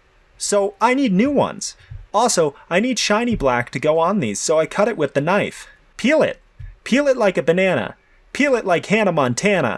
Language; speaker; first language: English; native; English